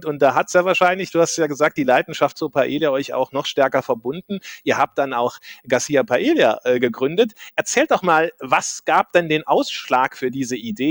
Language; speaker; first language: German; native; German